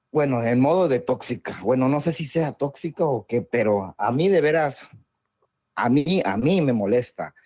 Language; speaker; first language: Spanish; native; Spanish